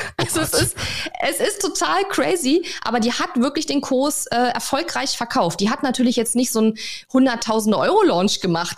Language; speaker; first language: German; native; German